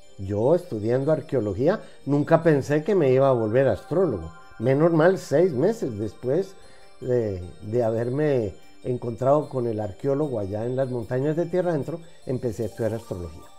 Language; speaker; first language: Spanish; native; Spanish